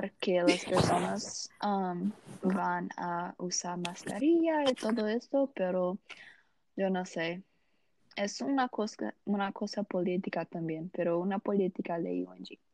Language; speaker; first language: Spanish; non-native, learner; Portuguese